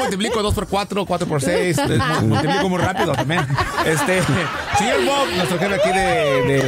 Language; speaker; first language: Spanish; native; Spanish